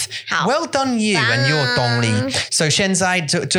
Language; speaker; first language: English; native; English